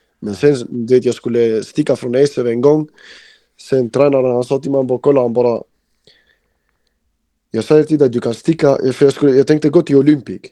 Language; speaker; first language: Swedish; early bilingual, other home language; Albanian